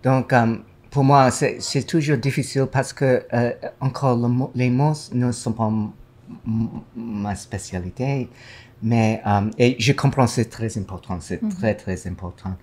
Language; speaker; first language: French; non-native, learner; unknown